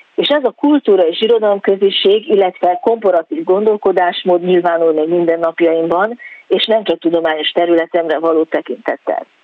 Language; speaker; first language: Hungarian; native; Hungarian